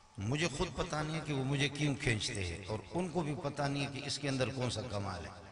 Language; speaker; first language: Urdu; non-native, local second language; Brahui